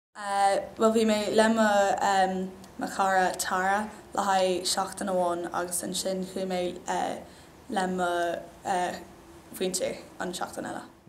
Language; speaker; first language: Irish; non-native, local second language; English